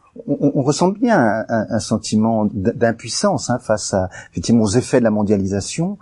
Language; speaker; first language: French; native; French